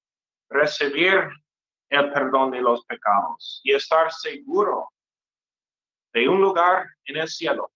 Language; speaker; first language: Spanish; non-native, fluent; English